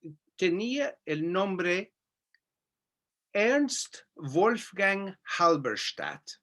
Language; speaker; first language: Spanish; non-native, fluent; English